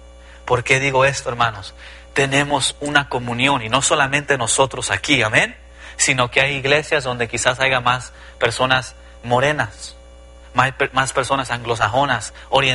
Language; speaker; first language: Spanish; early bilingual, heritage; Spanish